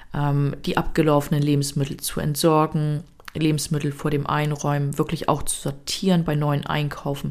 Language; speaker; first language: German; native; German